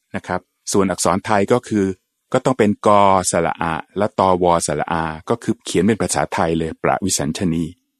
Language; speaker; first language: Thai; native; Thai